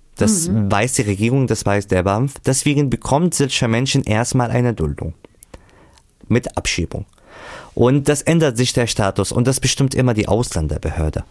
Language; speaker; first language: German; non-native, fluent; Arabic